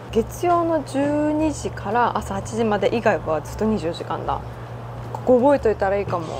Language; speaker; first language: Japanese; native; Japanese